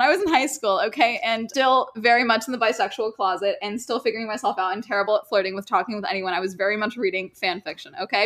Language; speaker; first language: English; native; English